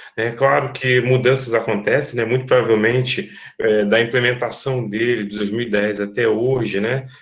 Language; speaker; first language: Portuguese; native; Portuguese